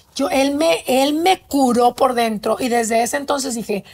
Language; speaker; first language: Spanish; native; Spanish